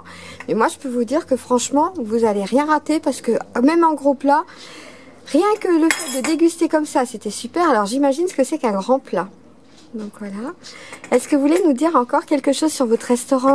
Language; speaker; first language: French; native; French